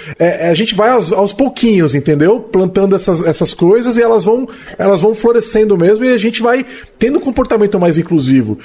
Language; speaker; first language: Portuguese; native; Portuguese